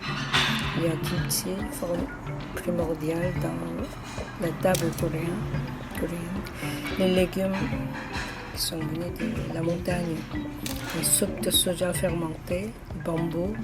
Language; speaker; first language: French; non-native, fluent; Korean